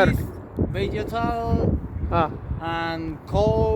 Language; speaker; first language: English; non-native, learner; Spanish